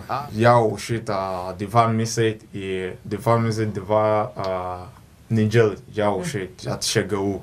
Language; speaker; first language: Russian; non-native, learner; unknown